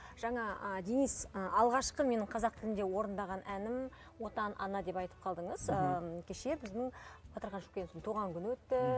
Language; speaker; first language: Kazakh; native; Kazakh